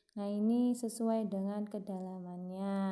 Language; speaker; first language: Indonesian; native; Indonesian